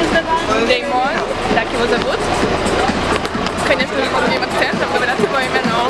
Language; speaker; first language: Russian; early bilingual, heritage; Russian